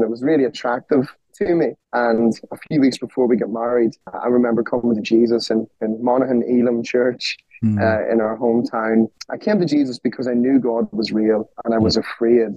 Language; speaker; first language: English; native; English